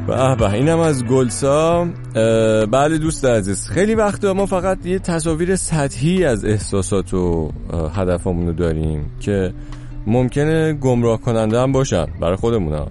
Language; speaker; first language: Persian; native; Persian